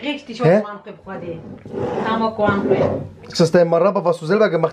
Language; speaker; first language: German; early bilingual, other home language; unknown